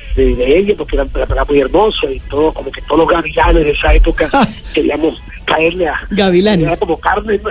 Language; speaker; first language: Spanish; native; Spanish